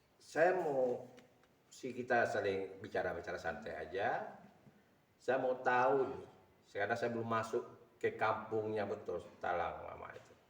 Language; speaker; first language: Indonesian; native; Indonesian